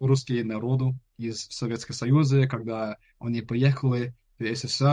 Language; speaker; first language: Russian; non-native, learner; English